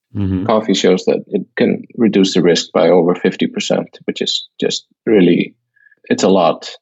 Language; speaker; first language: English; non-native, fluent; Icelandic